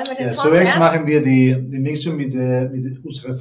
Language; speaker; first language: German; non-native, learner; Spanish